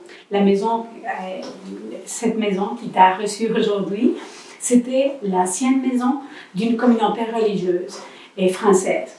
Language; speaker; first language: French; non-native, learner; Spanish